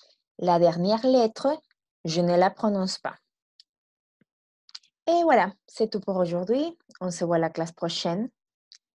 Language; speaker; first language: French; non-native, fluent; Spanish